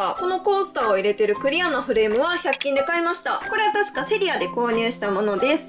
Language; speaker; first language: Japanese; native; Japanese